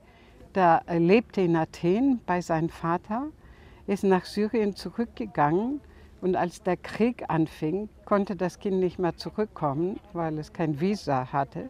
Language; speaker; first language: German; non-native, fluent; Greek